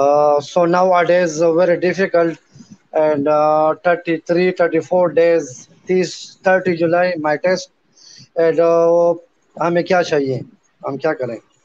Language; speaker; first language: English; non-native, learner; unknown